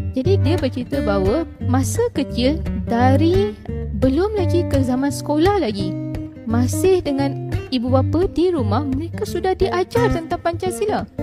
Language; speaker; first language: Malay; native; Malay